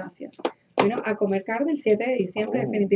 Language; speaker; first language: Spanish; native; Spanish